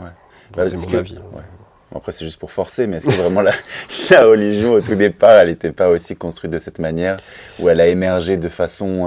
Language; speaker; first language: French; native; French